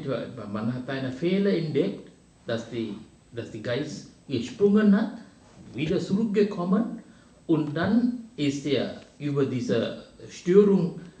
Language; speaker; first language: German; non-native, fluent; Sinhala